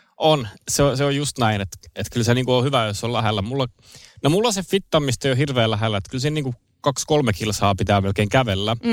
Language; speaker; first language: Finnish; early bilingual, other home language; Estonian